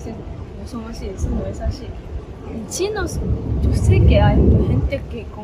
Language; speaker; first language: Spanish; non-native, fluent; Japanese